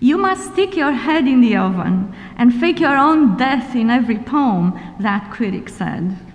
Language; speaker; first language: English; non-native, fluent; Romanian